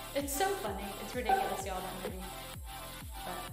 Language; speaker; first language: English; native; English